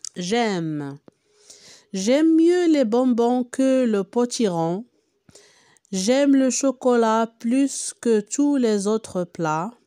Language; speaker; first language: French; non-native, local second language; Arabic